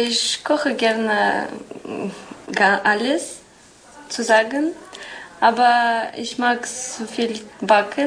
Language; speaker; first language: German; non-native, learner; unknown